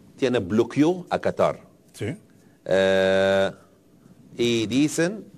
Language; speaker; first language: Spanish; non-native, learner; Arabic